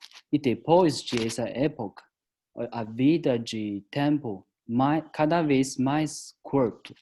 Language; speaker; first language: Portuguese; non-native, learner; Chinese